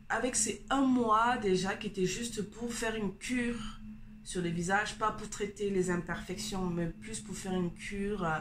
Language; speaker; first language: French; native; French